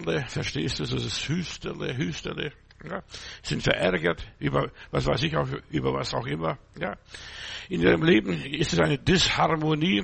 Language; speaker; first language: German; native; German